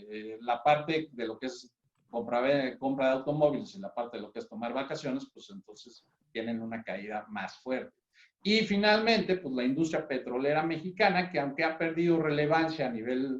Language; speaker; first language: Spanish; native; Spanish